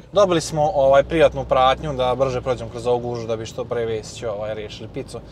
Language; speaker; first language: Serbian; native; Serbian